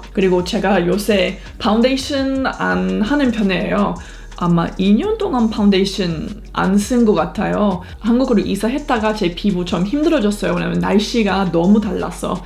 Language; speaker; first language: Korean; non-native, fluent; English